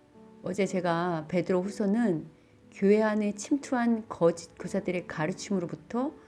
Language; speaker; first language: Korean; native; Korean